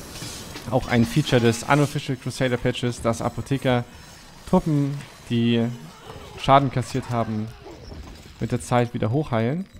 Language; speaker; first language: German; native; German